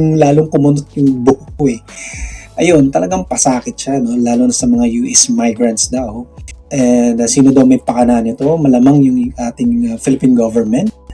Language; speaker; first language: Filipino; non-native, local second language; Cebuano